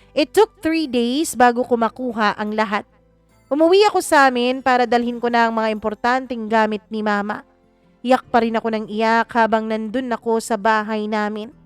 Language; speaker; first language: Filipino; non-native, local second language; Cebuano